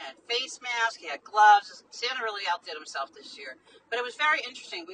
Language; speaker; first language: English; native; English